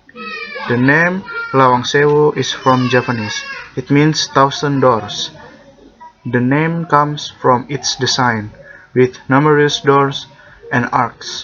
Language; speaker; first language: English; non-native, learner; Indonesian